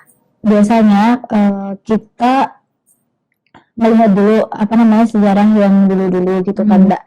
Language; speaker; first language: Indonesian; native; Indonesian